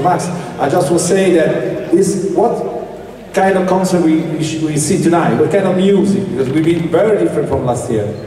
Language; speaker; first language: English; non-native, learner; Italian